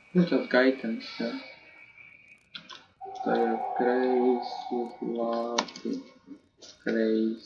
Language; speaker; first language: Latvian; native; Latvian